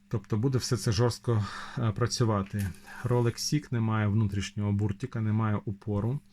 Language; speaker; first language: Ukrainian; non-native, local second language; Russian